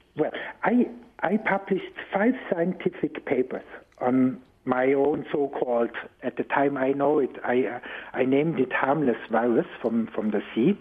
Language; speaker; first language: English; non-native, fluent; German